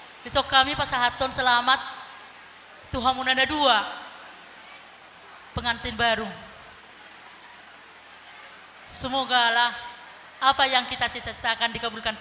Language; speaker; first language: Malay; non-native, local second language; Batak Toba